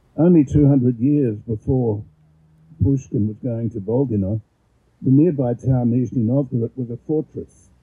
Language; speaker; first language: English; native; English